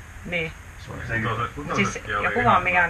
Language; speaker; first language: Finnish; native; Finnish